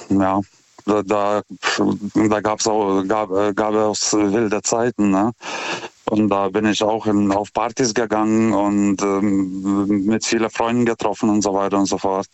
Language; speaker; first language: German; non-native, fluent; Lithuanian